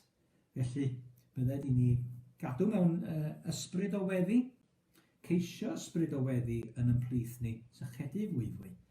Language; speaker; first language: Welsh; native; Welsh